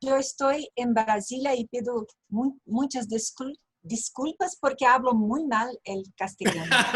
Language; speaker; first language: Spanish; non-native, learner; Portuguese